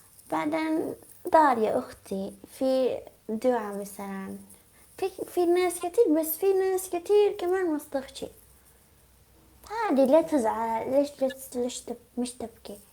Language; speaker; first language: Arabic; non-native, learner; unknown